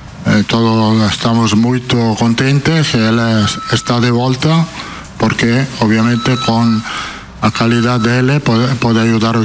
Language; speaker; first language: Portuguese; non-native, learner; Italian